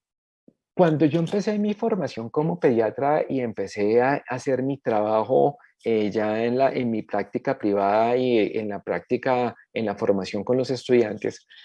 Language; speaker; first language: Spanish; native; Spanish